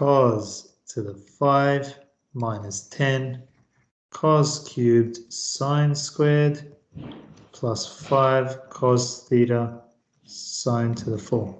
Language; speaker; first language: English; native; English